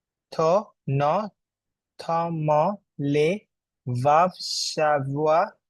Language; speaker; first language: French; non-native, learner; Bangla